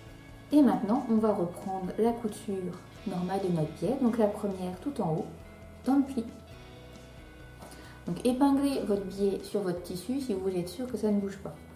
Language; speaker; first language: French; native; French